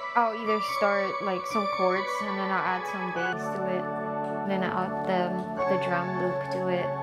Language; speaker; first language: English; early bilingual, other home language; Spanish